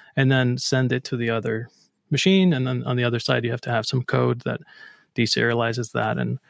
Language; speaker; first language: English; non-native, fluent; Icelandic